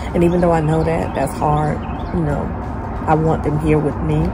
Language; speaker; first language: English; native; English